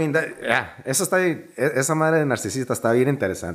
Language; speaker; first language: Spanish; early bilingual, heritage; Spanish